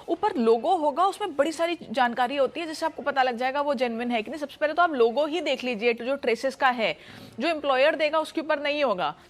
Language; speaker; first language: Hindi; native; Hindi